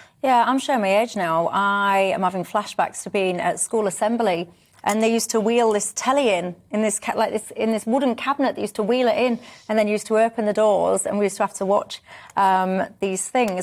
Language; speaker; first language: English; native; English